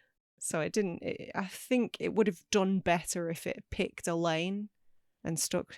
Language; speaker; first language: English; native; English